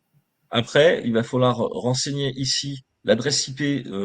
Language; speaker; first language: French; native; French